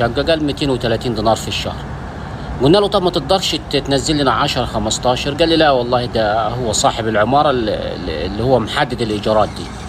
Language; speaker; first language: Arabic; native; Arabic